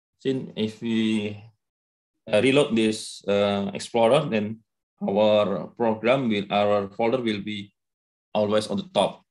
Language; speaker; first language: English; non-native, learner; Indonesian